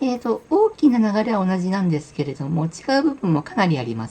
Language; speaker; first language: Japanese; native; Japanese